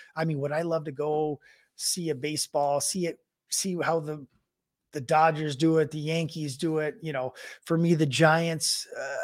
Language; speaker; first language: English; native; English